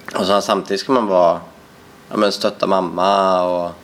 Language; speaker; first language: Swedish; native; Swedish